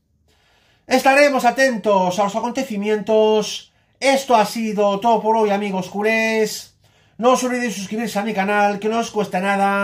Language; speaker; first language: Spanish; native; Spanish